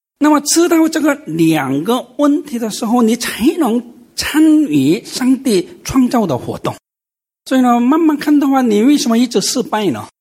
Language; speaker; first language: Chinese; non-native, fluent; Korean